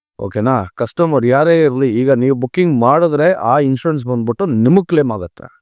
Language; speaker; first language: Kannada; non-native, local second language; Tamil